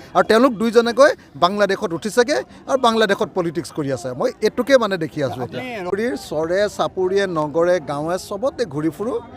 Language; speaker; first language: Assamese; non-native, local second language; Bangla